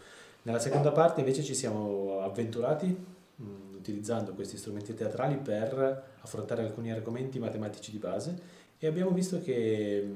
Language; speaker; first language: Italian; native; Italian